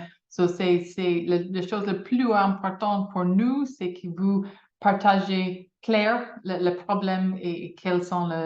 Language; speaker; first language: French; non-native, fluent; English